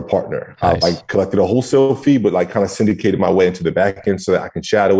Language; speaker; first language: English; native; English